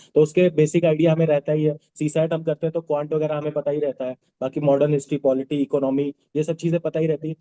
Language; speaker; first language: Hindi; non-native, local second language; Bhojpuri